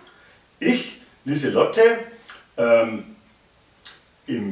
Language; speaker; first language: German; native; German